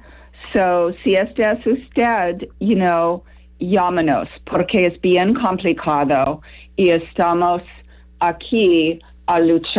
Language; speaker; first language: Spanish; non-native, fluent; English